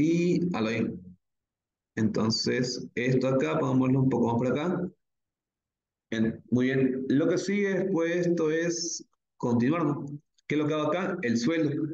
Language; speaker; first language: Spanish; native; Spanish